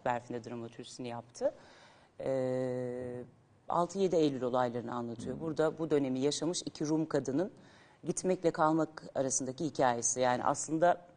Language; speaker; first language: Turkish; native; Turkish